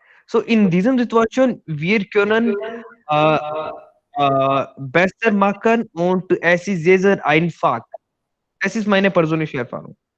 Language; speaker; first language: German; non-native, learner; Hindi